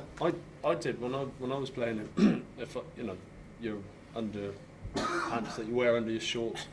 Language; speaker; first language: English; native; English